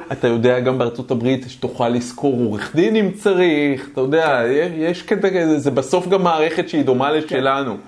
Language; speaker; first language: Hebrew; native; Hebrew